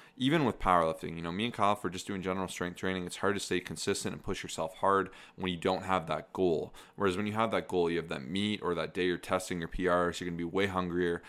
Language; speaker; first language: English; native; English